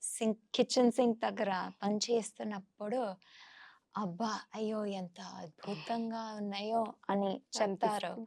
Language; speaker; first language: Telugu; non-native, fluent; English